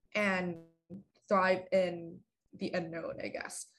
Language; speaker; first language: English; non-native, fluent; Vietnamese